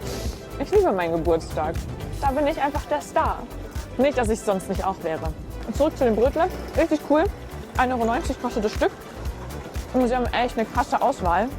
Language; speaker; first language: German; native; German